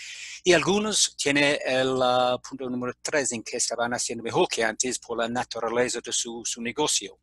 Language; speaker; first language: Spanish; non-native, fluent; English